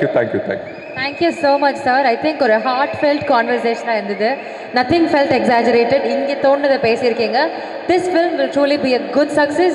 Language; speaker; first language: Tamil; native; Tamil